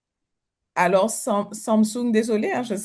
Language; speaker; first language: French; native; French